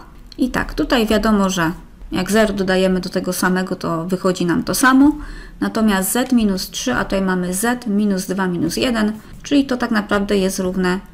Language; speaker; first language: Polish; native; Polish